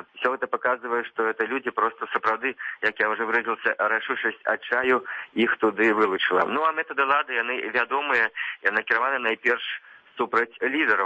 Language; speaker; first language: Belarusian; native; Belarusian